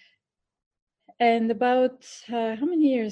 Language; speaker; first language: English; non-native, fluent; Bulgarian